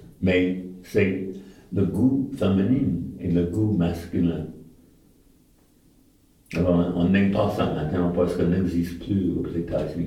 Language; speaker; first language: French; non-native, fluent; English